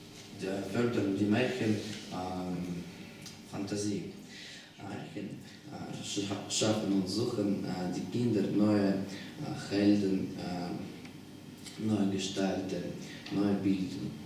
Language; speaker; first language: German; non-native, learner; Russian